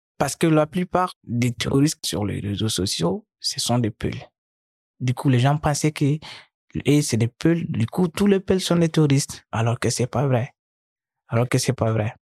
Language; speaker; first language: French; non-native, local second language; Fula